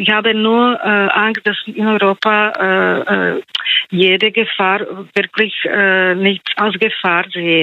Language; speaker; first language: German; non-native, fluent; Czech